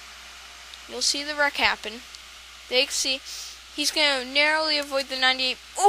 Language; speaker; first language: English; native; English